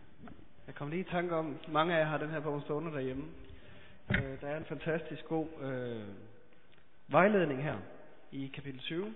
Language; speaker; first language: Danish; native; Danish